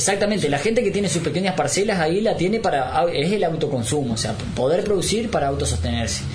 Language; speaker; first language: Spanish; native; Spanish